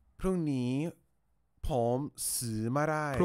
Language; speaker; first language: Thai; non-native, learner; English